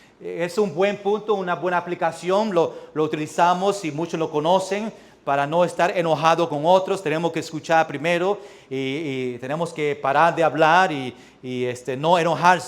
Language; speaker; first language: Spanish; early bilingual, heritage; English